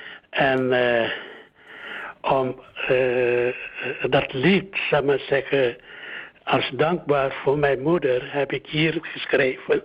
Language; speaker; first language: Dutch; early bilingual, other home language; Indonesian